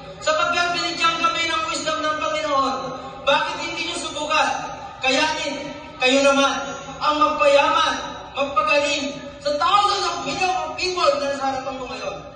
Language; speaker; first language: Filipino; non-native, local second language; Iloko